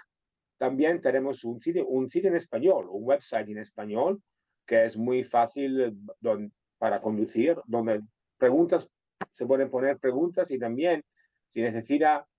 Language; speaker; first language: Spanish; non-native, fluent; Italian